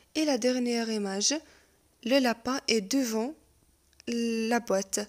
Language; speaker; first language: French; non-native, local second language; Arabic